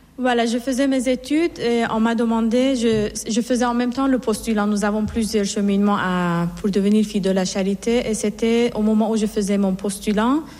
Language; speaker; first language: French; non-native, fluent; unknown